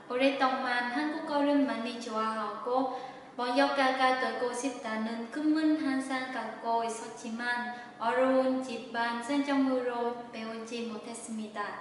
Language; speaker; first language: Korean; non-native, learner; Vietnamese